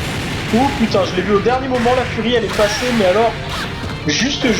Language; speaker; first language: French; native; French